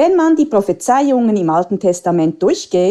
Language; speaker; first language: German; native; German